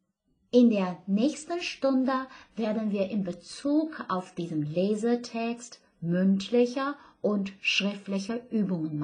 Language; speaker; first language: German; non-native, fluent; Chinese